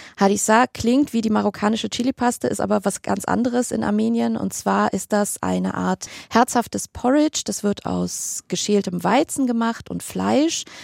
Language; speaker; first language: German; early bilingual, other home language; Armenian